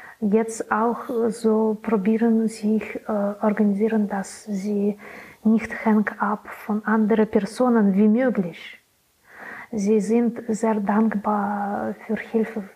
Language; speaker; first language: German; non-native, learner; Belarusian